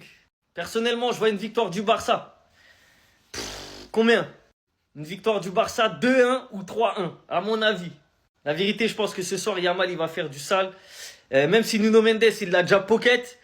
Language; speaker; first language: French; native; French